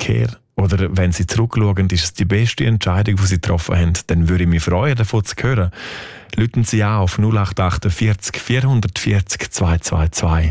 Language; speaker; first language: German; native; German